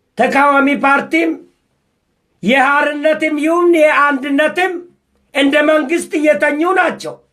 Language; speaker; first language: Amharic; non-native, local second language; Oromo